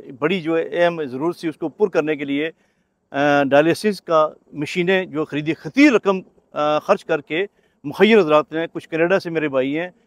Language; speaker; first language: Urdu; non-native, local second language; Pahari-Potwari